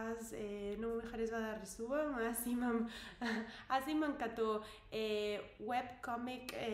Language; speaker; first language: Bulgarian; non-native, learner; English